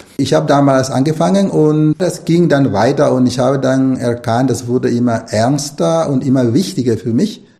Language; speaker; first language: German; non-native, fluent; Spanish